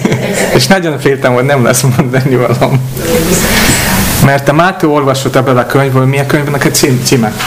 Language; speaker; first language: Hungarian; non-native, fluent; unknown